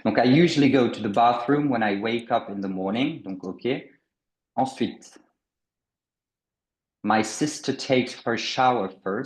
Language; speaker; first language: English; non-native, fluent; French